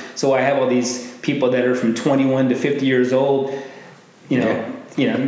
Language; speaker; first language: English; native; English